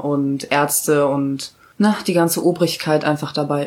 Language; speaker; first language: German; early bilingual, other home language; Russian